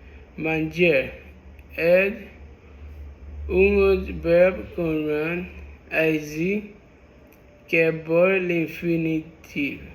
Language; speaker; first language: French; non-native, learner; Spanish